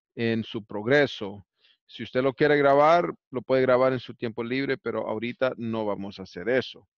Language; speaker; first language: Spanish; early bilingual, heritage; Spanish